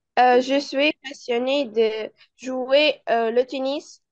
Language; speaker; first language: French; non-native, learner; Arabic